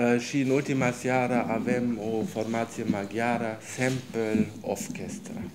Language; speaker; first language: Romanian; non-native, fluent; German